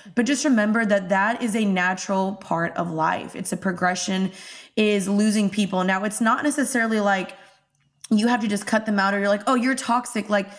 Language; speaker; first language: English; native; English